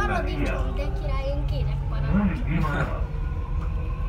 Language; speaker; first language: Hungarian; non-native, learner; Italian